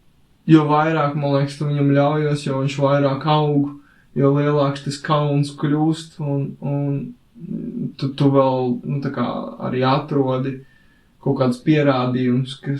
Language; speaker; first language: Latvian; native; Latvian